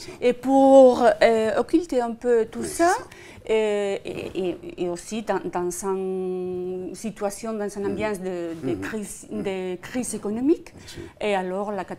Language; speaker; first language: French; non-native, fluent; Spanish